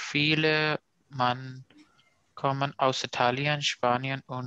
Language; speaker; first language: German; non-native, learner; Urdu